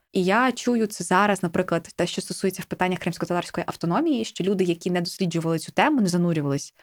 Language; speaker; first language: Ukrainian; native; Ukrainian